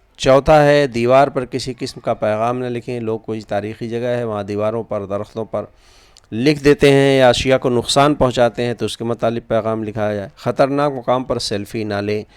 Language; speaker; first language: Urdu; native; Urdu